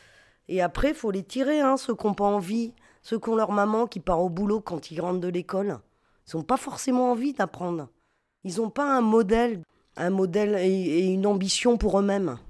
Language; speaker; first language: French; native; French